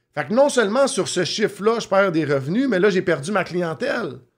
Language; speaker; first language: French; native; French